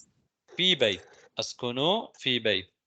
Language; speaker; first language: Arabic; non-native, fluent; Tamil